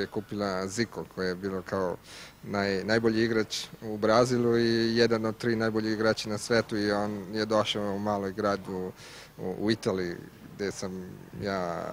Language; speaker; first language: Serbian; non-native, learner; Italian